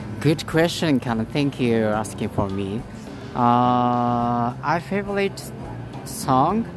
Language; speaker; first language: English; non-native, learner; Japanese